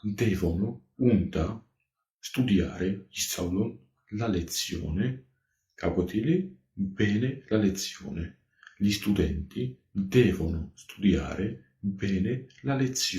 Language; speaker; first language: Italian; non-native, fluent; Georgian